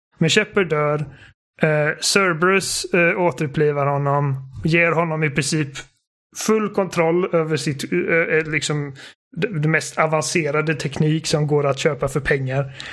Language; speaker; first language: Swedish; native; Swedish